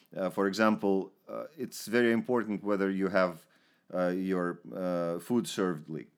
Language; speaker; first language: English; non-native, fluent; Russian